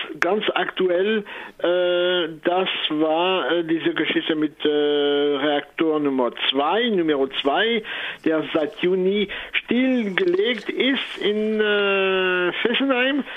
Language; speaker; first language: German; non-native, local second language; French